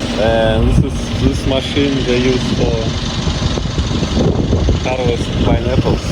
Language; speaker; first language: English; non-native, learner; Russian